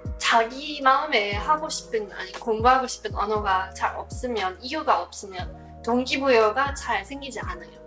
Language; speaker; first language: Korean; non-native, fluent; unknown